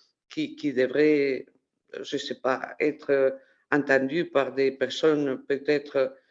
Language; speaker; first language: French; non-native, fluent; Spanish